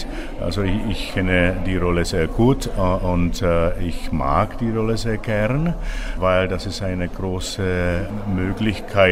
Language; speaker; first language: German; non-native, fluent; Czech